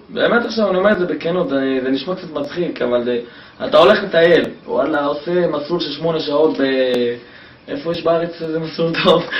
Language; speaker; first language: Hebrew; native; Hebrew